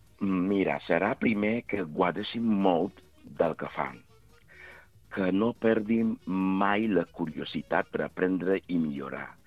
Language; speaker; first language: Catalan; non-native, fluent; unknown